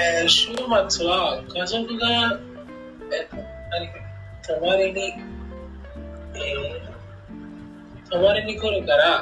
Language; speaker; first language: Japanese; non-native, learner; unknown